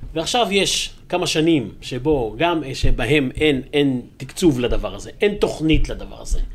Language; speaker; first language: Hebrew; native; Hebrew